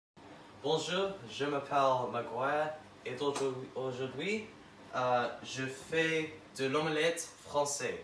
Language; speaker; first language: French; non-native, learner; English